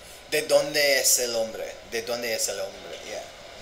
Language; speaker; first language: Spanish; non-native, learner; English